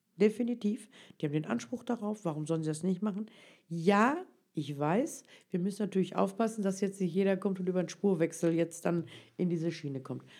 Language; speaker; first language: German; early bilingual, other home language; Turkish